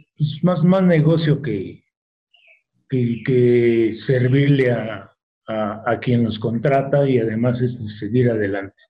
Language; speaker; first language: Spanish; native; Spanish